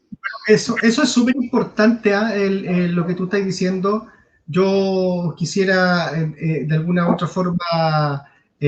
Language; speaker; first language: Spanish; native; Spanish